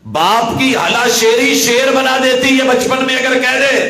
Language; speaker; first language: Urdu; non-native, local second language; Punjabi